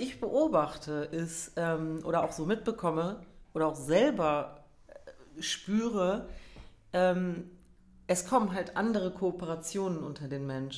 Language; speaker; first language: German; native; German